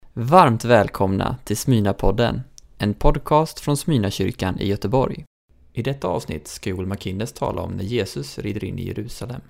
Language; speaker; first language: Swedish; native; Swedish